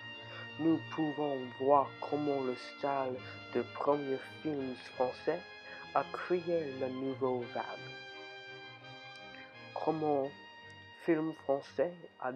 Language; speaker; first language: French; non-native, learner; English